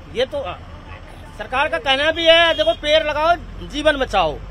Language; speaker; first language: Hindi; native; Hindi